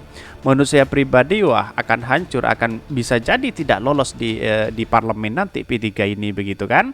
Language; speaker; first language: Indonesian; native; Indonesian